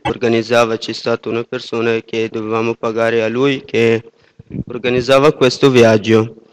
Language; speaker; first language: Italian; non-native, fluent; Persian